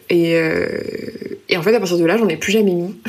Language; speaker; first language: French; native; French